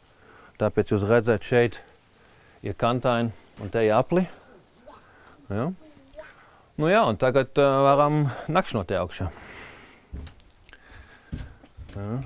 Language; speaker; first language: Latvian; non-native, learner; German